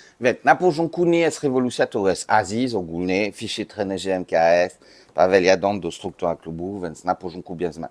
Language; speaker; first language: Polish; non-native, learner; French